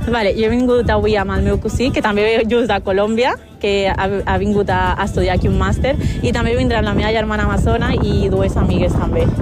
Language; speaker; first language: Catalan; early bilingual, other home language; Spanish